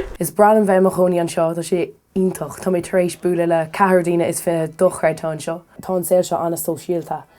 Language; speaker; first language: Irish; non-native, local second language; English